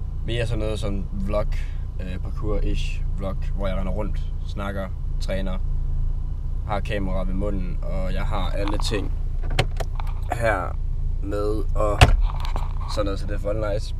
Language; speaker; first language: Danish; native; Danish